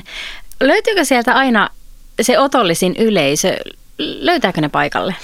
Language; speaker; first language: Finnish; native; Finnish